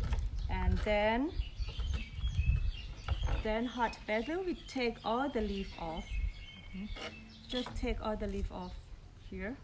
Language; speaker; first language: English; non-native, learner; Thai